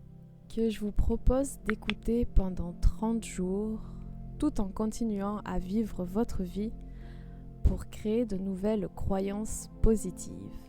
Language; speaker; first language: French; native; French